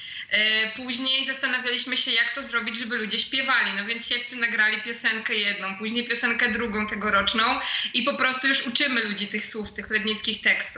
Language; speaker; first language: Polish; native; Polish